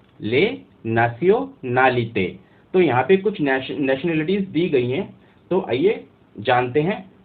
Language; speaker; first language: Hindi; native; Hindi